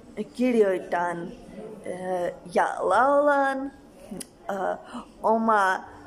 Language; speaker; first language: Finnish; non-native, learner; Russian